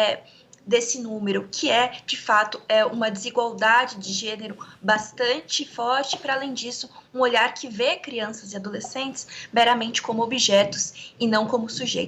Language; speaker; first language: Portuguese; native; Portuguese